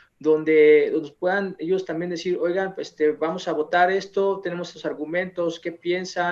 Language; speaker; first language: Spanish; native; Spanish